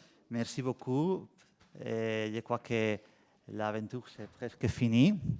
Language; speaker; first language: French; non-native, learner; Spanish